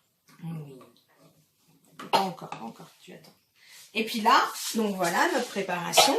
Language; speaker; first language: French; native; French